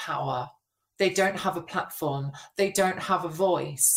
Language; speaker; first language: English; native; English